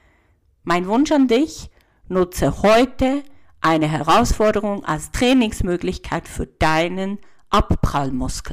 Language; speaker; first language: German; native; German